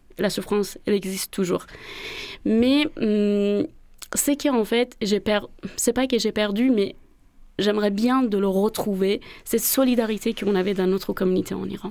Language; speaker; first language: French; non-native, fluent; Persian